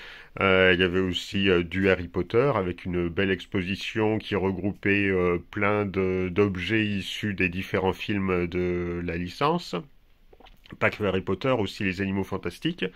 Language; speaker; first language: French; native; French